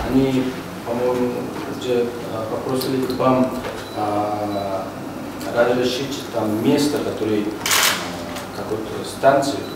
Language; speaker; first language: Russian; non-native, learner; Korean